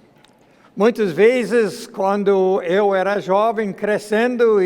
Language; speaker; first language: Portuguese; non-native, fluent; English